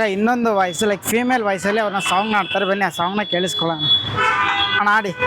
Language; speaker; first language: Kannada; native; Kannada